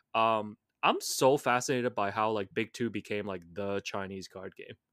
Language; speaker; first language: English; non-native, local second language; Cantonese